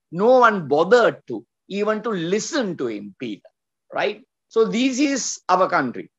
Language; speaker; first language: English; non-native, local second language; Sinhala